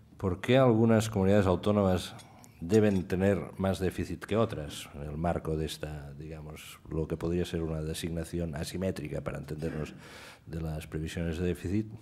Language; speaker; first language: Spanish; non-native, local second language; Catalan